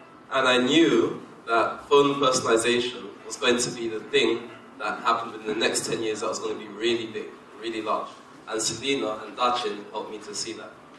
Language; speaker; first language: English; native; English